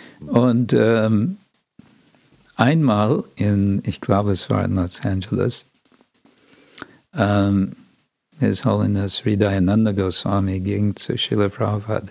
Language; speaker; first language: German; non-native, fluent; English